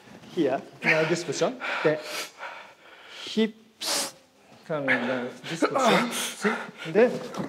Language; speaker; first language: English; non-native, learner; Japanese